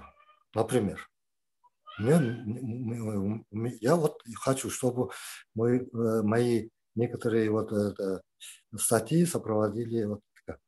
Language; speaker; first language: Russian; non-native, local second language; Kyrgyz